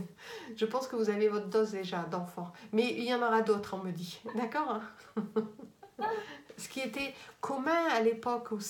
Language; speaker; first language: French; native; French